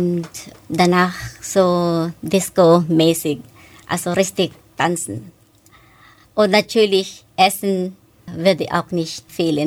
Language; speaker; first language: German; non-native, fluent; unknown